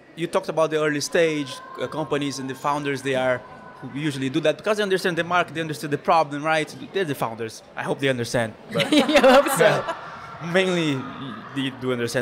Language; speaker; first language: English; non-native, fluent; Portuguese